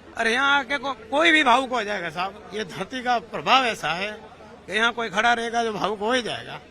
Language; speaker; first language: Hindi; non-native, local second language; Gujarati